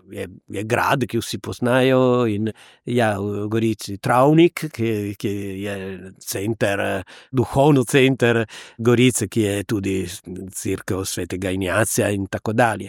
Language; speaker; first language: Slovenian; non-native, learner; Italian